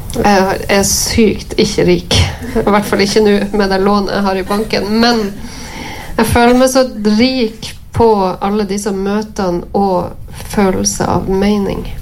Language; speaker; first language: Norwegian; native; Norwegian